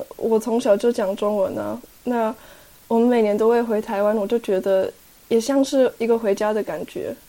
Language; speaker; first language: Chinese; early bilingual, heritage; Chinese